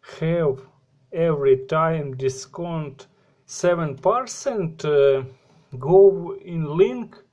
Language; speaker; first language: English; non-native, learner; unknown